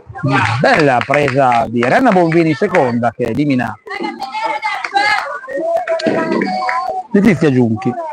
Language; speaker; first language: Italian; native; Italian